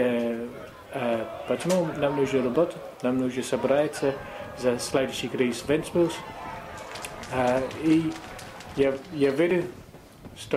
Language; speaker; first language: Russian; non-native, learner; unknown